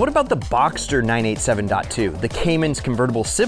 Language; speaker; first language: English; native; English